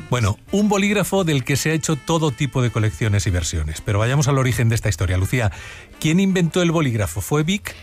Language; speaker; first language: Spanish; native; Spanish